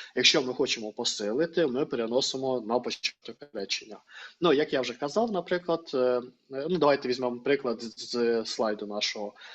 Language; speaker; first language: Ukrainian; non-native, local second language; Russian